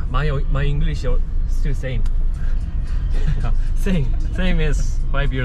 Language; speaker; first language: English; non-native, learner; Korean